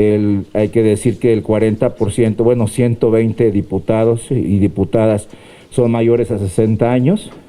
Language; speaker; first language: Spanish; native; Spanish